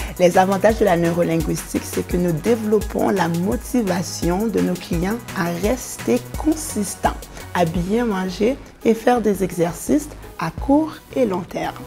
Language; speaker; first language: French; non-native, local second language; Haitian Creole